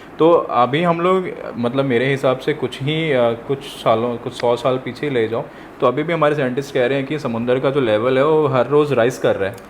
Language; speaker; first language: Hindi; non-native, local second language; Punjabi